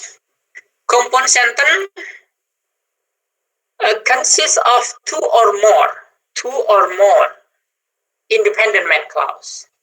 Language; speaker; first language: English; non-native, fluent; Indonesian